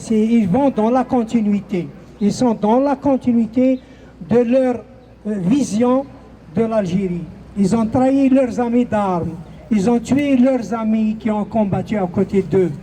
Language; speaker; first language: French; non-native, local second language; Kabyle